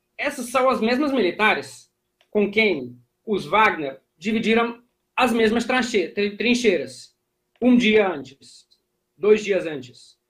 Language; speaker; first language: Portuguese; non-native, fluent; Russian